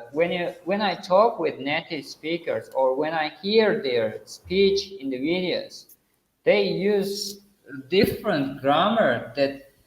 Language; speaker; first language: English; non-native, fluent; Uzbek